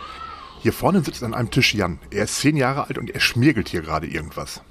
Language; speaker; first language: German; native; German